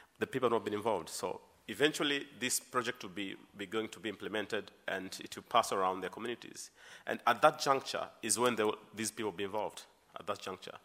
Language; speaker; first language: English; non-native, local second language; Swahili